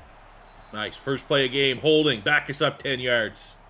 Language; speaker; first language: English; native; English